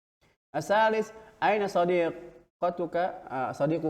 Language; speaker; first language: Arabic; non-native, fluent; Indonesian